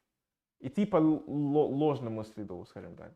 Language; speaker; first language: Russian; non-native, fluent; English